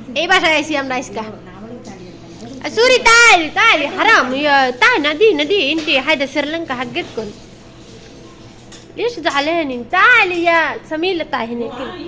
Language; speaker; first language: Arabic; non-native, learner; Bangla